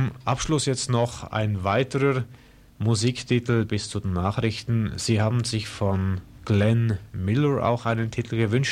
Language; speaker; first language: German; native; German